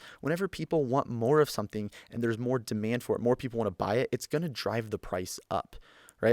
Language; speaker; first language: English; native; English